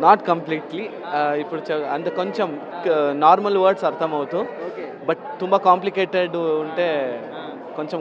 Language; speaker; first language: Telugu; non-native, learner; Kannada